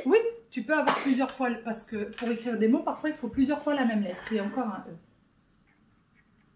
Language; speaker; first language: French; native; French